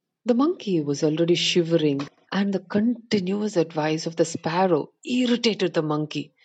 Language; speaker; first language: English; non-native, local second language; Tamil